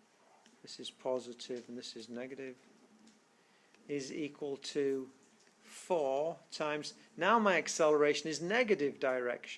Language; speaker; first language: English; native; English